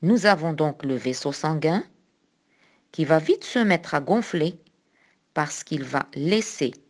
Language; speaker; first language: French; non-native, local second language; Arabic